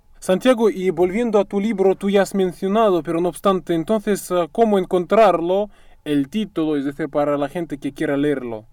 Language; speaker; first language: Spanish; non-native, fluent; Russian